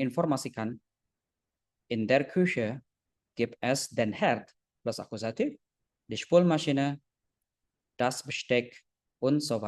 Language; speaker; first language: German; non-native, fluent; Indonesian